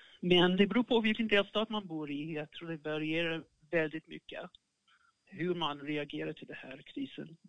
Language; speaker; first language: Swedish; non-native, fluent; English